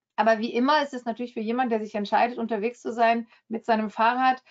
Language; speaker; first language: German; early bilingual, heritage; German